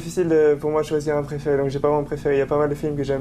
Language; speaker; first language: French; native; French